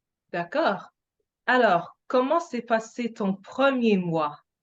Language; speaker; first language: French; non-native, fluent; English